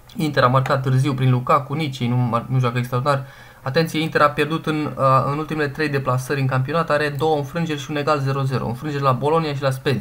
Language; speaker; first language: Romanian; native; Romanian